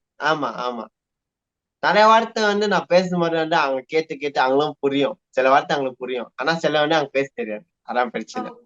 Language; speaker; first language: Tamil; native; Tamil